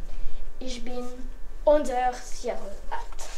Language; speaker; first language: German; non-native, learner; French